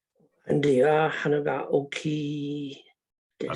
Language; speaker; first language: Japanese; non-native, learner; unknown